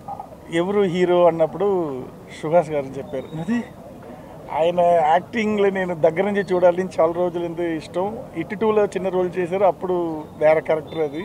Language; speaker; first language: Telugu; non-native, fluent; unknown